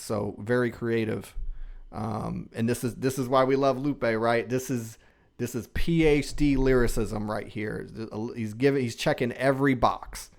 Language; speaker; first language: English; native; English